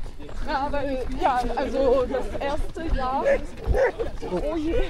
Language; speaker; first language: German; non-native, fluent; French